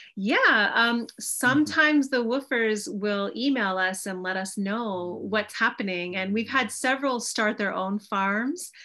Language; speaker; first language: English; native; English